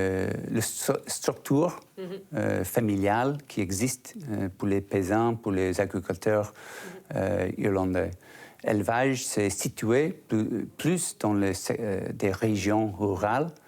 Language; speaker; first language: French; non-native, fluent; English